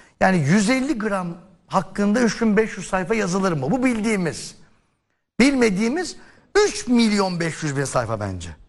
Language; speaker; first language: Turkish; native; Turkish